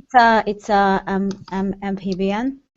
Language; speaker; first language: English; non-native, learner; Hungarian